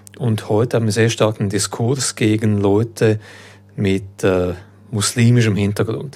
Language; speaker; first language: German; early bilingual, other home language; Croatian